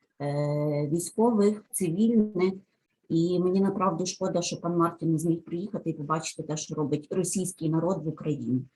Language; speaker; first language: Ukrainian; native; Ukrainian